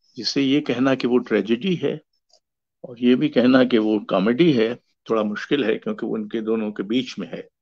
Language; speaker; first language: Hindi; native; Hindi